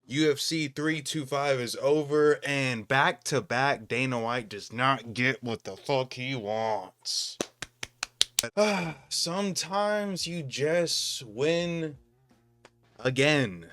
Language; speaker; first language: English; native; English